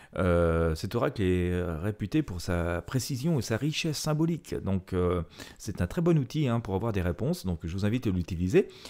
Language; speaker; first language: French; native; French